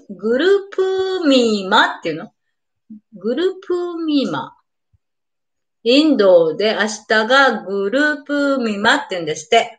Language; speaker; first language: Japanese; native; Japanese